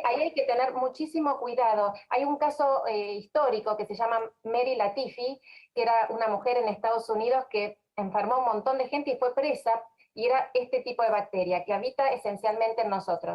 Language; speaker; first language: Spanish; native; Spanish